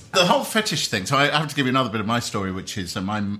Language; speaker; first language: English; native; English